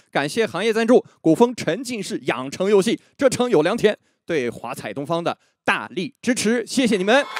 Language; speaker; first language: Chinese; non-native, fluent; French